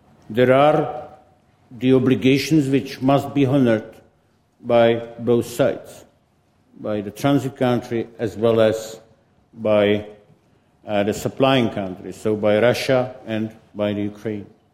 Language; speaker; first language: English; non-native, fluent; Czech